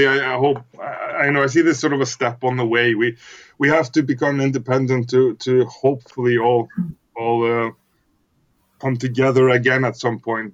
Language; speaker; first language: English; non-native, fluent; Icelandic